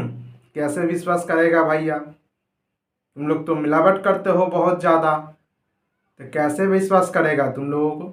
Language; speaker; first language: Hindi; non-native, local second language; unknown